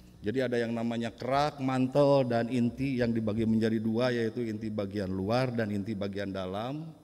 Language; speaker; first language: Indonesian; native; Indonesian